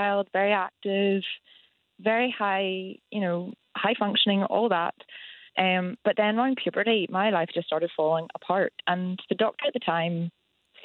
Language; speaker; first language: English; native; English